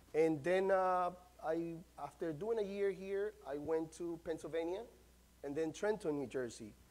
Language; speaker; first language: English; non-native, fluent; Spanish